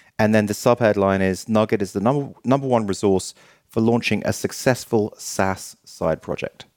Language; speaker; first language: English; native; English